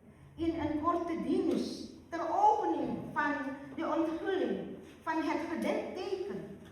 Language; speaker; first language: Dutch; early bilingual, other home language; Malay